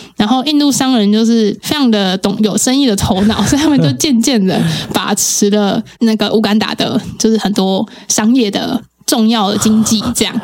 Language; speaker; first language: Chinese; native; Chinese